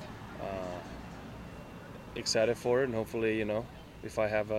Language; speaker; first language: English; non-native, fluent; Basque